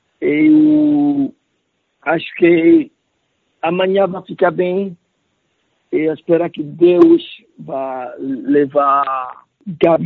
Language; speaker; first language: Portuguese; non-native, learner; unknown